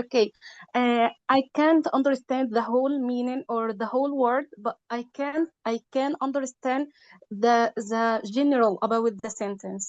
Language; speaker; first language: English; non-native, learner; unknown